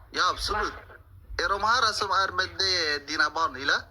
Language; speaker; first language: Swedish; non-native, fluent; Tigrinya